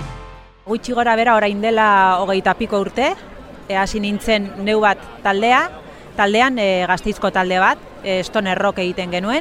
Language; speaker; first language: Basque; non-native, local second language; Spanish